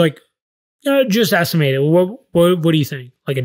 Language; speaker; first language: English; native; English